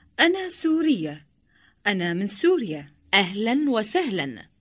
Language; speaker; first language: Arabic; non-native, learner; Indonesian